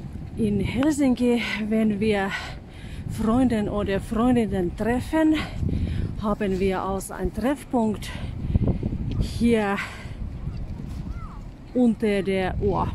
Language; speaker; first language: German; non-native, fluent; Finnish